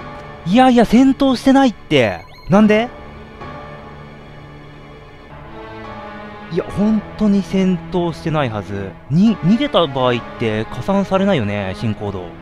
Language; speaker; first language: Japanese; native; Japanese